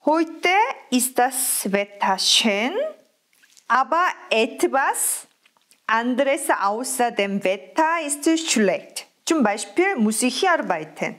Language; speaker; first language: German; non-native, fluent; Korean